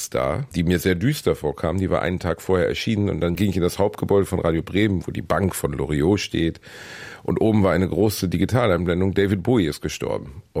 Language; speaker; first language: German; native; German